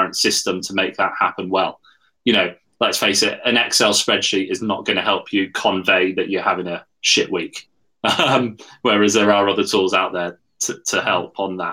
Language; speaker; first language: English; native; English